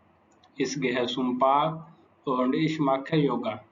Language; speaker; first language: German; non-native, learner; Hindi